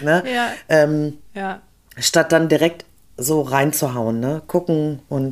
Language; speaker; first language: German; native; German